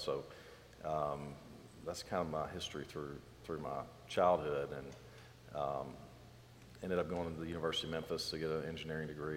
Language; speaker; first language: English; native; English